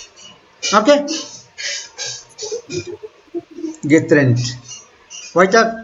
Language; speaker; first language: German; non-native, fluent; Hindi